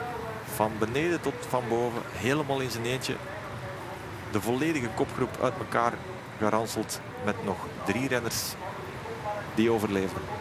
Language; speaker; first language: Dutch; native; Dutch